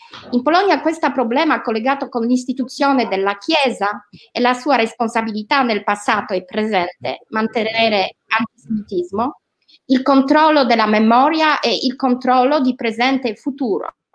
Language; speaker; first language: Italian; non-native, learner; Polish